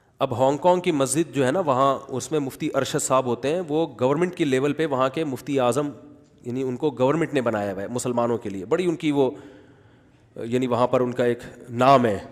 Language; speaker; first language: Urdu; native; Urdu